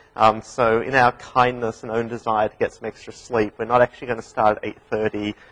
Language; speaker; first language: English; native; English